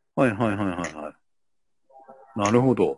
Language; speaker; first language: Japanese; native; Japanese